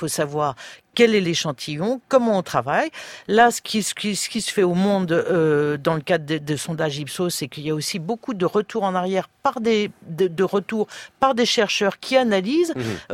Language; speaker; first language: French; native; French